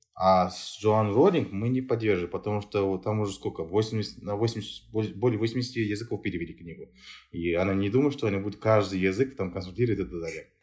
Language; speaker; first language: Russian; non-native, local second language; Kazakh